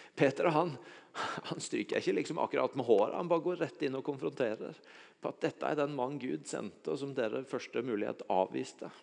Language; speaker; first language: Norwegian; native; Norwegian